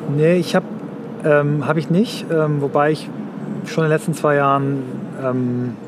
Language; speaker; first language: German; native; German